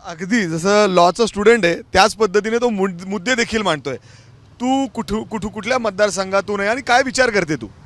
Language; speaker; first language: Marathi; native; Marathi